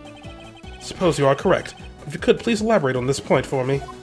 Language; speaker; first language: English; native; English